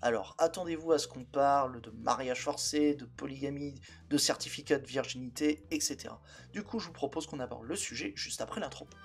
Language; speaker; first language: French; native; French